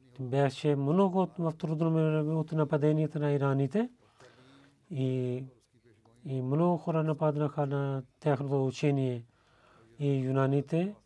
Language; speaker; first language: Bulgarian; non-native, learner; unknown